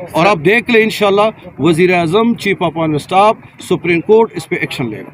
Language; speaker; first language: Urdu; non-native, local second language; Pashto